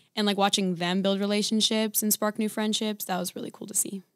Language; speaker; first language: English; native; English